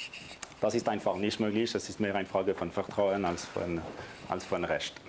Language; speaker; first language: German; non-native, local second language; French